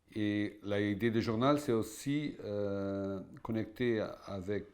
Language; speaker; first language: French; non-native, fluent; Portuguese